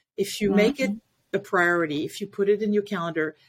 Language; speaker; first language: English; non-native, fluent; French